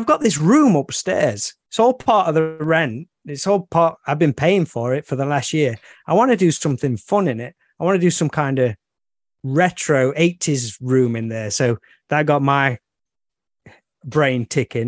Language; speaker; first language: English; native; English